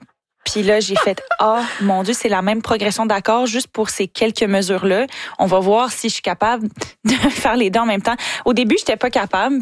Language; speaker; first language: French; native; French